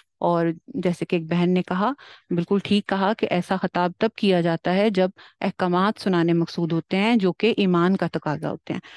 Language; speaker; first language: Urdu; native; Urdu